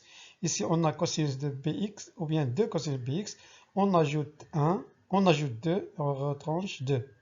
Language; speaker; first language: French; non-native, local second language; Arabic